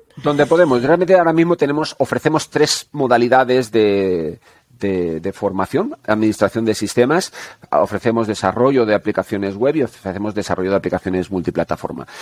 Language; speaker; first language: Spanish; native; Spanish